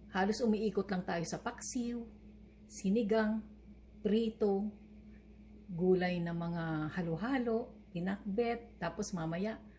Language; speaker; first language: Filipino; non-native, local second language; Bikol